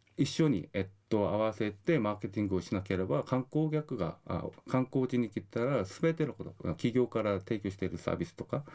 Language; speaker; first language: Japanese; non-native, fluent; Korean